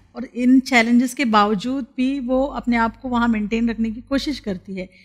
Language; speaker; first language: Hindi; non-native, local second language; Urdu